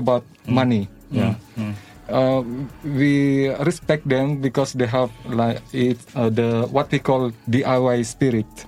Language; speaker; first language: English; non-native, learner; Malay